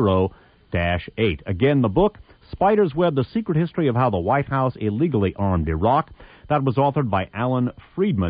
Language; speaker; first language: English; native; English